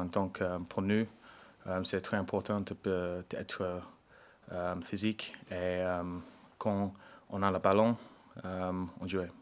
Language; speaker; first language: French; non-native, learner; English